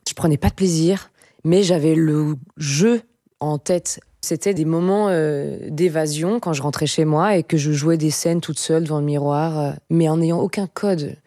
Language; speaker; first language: French; native; French